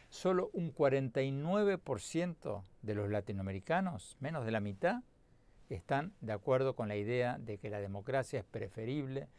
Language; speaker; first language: Spanish; native; Spanish